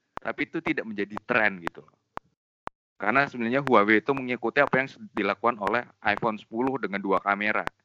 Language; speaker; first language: Indonesian; native; Indonesian